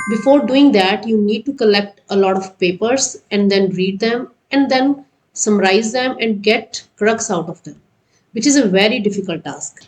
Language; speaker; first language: English; non-native, local second language; Hindi